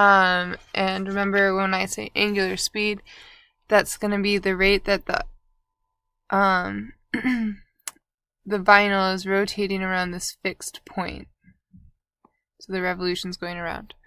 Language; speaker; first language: English; native; English